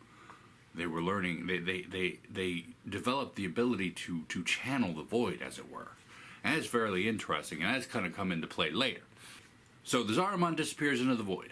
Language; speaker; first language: English; native; English